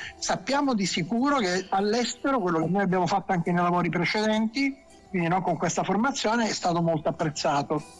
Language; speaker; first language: Italian; native; Italian